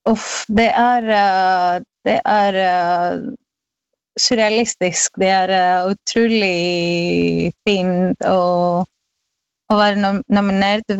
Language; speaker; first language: Norwegian; non-native, learner; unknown